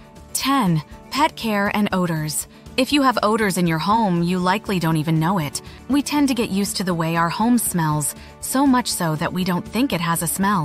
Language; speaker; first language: English; native; English